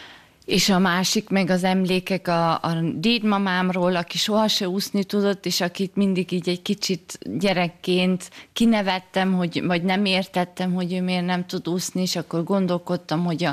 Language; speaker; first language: Hungarian; early bilingual, heritage; German